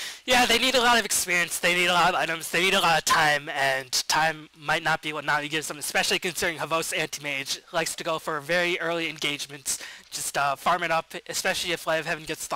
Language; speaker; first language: English; native; English